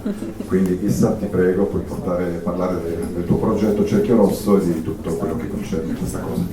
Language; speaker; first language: Italian; native; Italian